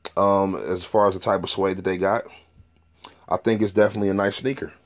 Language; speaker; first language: English; native; English